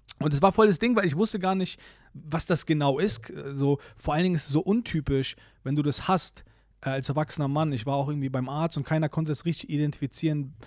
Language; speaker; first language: German; early bilingual, other home language; Polish